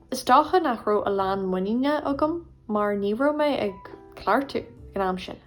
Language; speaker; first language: Irish; non-native, local second language; English